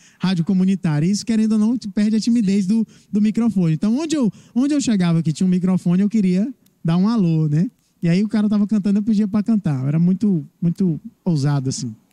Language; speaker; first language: Portuguese; native; Portuguese